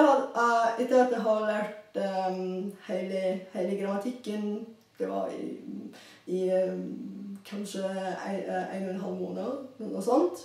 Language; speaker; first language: Norwegian; non-native, fluent; Bulgarian